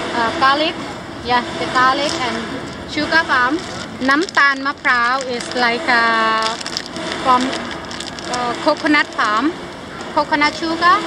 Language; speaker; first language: English; non-native, local second language; Thai